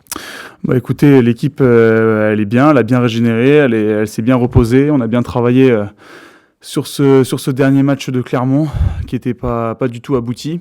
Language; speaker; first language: French; native; French